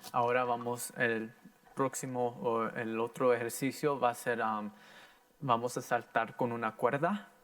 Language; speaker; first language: Spanish; early bilingual, heritage; Spanish